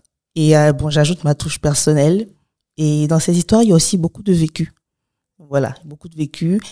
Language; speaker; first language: French; native; French